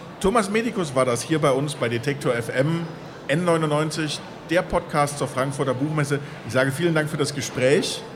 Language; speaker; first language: German; native; German